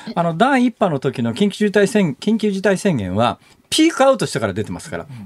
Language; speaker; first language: Japanese; native; Japanese